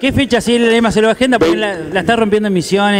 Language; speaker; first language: Spanish; native; Spanish